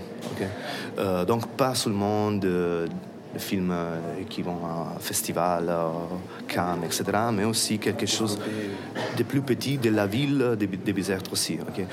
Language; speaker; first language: French; non-native, fluent; Italian